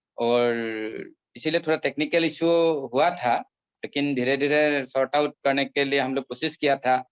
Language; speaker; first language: Hindi; non-native, local second language; Assamese